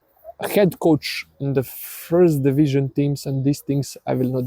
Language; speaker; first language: English; non-native, learner; Serbian